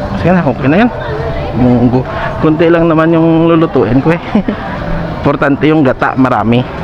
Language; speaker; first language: Filipino; non-native, local second language; Hiligaynon